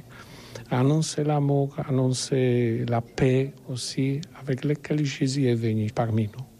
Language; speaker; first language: French; non-native, learner; Polish